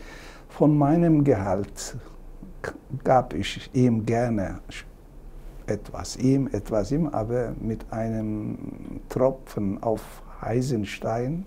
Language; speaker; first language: German; non-native, fluent; Turkish